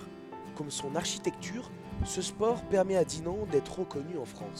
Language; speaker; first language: French; native; French